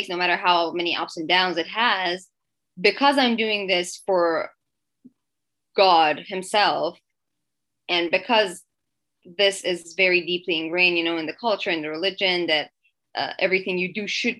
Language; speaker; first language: English; non-native, fluent; Persian